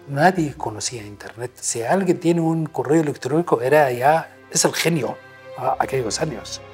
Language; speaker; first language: Spanish; non-native, fluent; Arabic